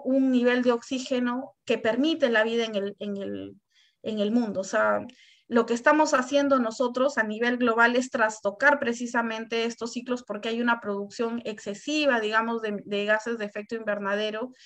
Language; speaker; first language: Spanish; native; Spanish